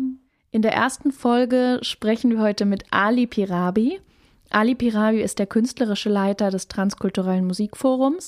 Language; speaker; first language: German; native; German